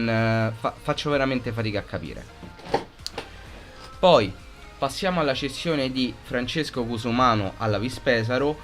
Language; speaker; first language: Italian; native; Italian